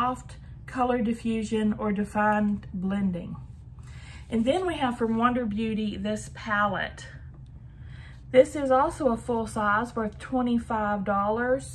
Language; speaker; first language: English; native; English